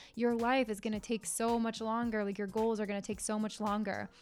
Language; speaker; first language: English; native; English